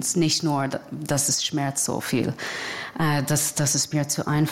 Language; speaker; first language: German; non-native, fluent; English